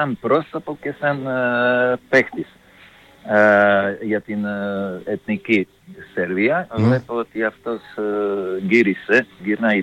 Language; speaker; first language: Greek; non-native, fluent; Serbian